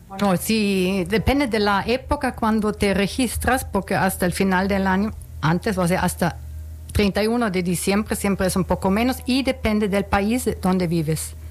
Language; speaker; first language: Spanish; non-native, fluent; German